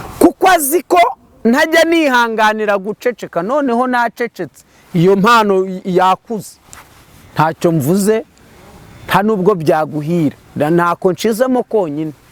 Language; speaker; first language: Kinyarwanda; native; Kinyarwanda